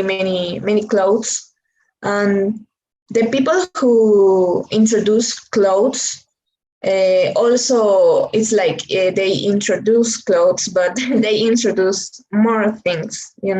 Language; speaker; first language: English; non-native, learner; Spanish